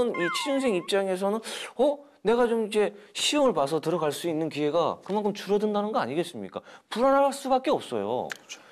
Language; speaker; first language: Korean; native; Korean